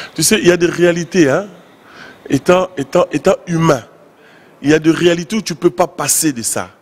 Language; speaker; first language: French; non-native, local second language; Lingala